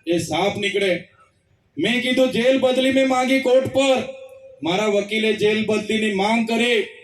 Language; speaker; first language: Gujarati; non-native, local second language; Vasavi